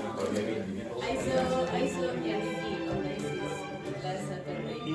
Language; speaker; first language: English; non-native, learner; Italian